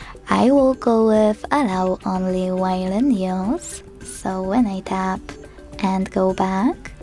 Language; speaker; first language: English; non-native, fluent; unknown